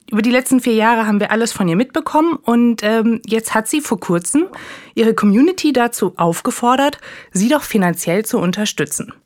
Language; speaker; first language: German; native; German